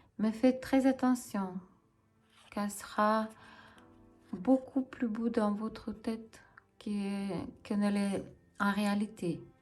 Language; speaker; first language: French; non-native, fluent; Ukrainian